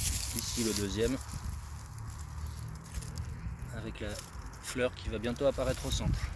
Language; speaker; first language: French; native; French